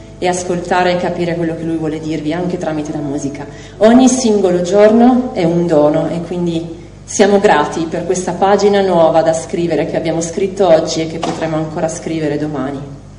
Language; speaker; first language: Italian; native; Italian